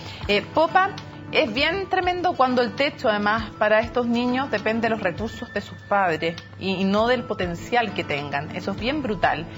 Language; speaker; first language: Spanish; native; Spanish